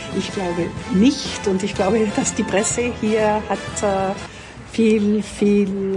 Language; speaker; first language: German; non-native, local second language; French